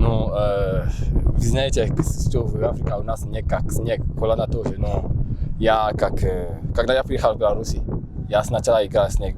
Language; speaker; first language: Russian; non-native, learner; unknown